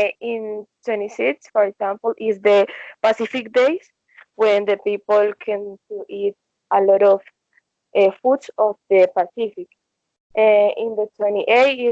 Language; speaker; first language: English; non-native, learner; Spanish